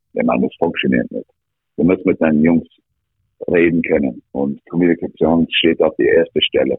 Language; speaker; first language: German; non-native, fluent; English